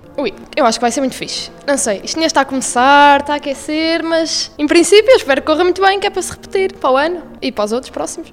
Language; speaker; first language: Portuguese; native; Portuguese